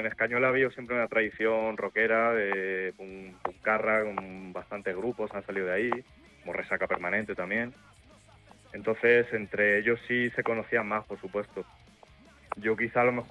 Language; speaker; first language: Spanish; native; Spanish